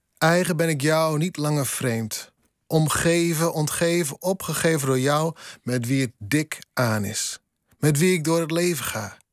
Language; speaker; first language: Dutch; non-native, local second language; Western Frisian